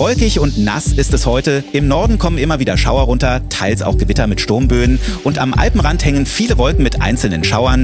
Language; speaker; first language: German; native; German